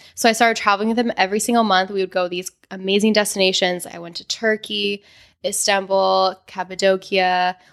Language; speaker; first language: English; native; English